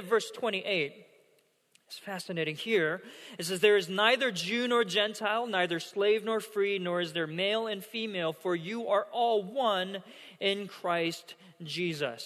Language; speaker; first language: English; non-native, fluent; Korean